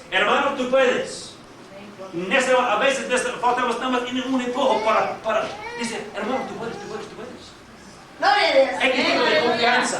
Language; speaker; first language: Spanish; non-native, fluent; English